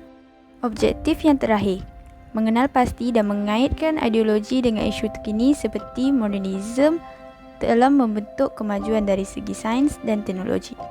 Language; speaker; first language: Malay; native; Malay